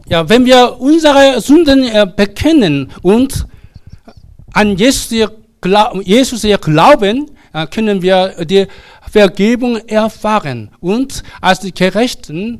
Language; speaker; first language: German; non-native, learner; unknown